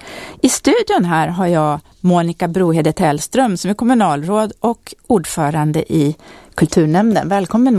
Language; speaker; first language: Swedish; native; Swedish